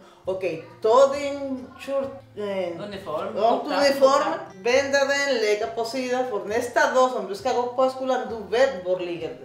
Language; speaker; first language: Swedish; non-native, learner; Spanish